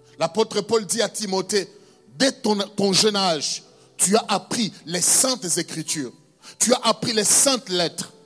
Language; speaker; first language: French; non-native, local second language; Luba-Lulua